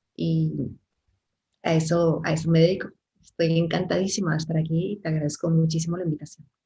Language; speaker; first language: Spanish; native; Spanish